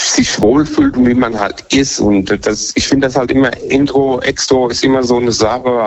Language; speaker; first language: German; native; German